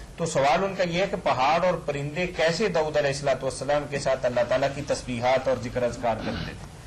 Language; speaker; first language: Urdu; non-native, local second language; Punjabi